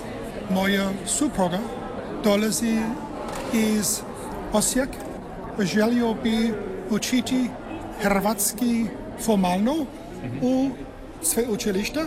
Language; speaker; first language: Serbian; non-native, learner; English